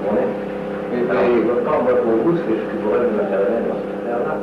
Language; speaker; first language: French; native; French